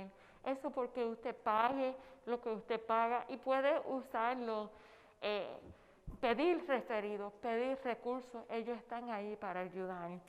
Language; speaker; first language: Spanish; non-native, fluent; English